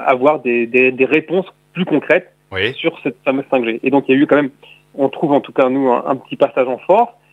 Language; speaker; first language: French; native; French